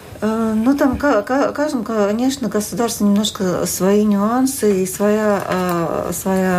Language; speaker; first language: Russian; non-native, local second language; Latvian